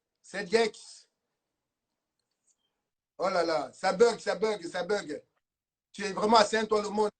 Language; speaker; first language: French; native; French